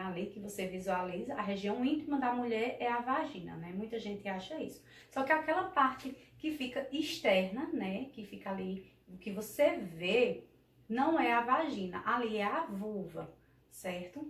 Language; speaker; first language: Portuguese; native; Portuguese